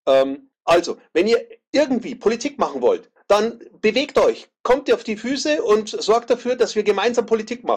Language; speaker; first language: German; native; German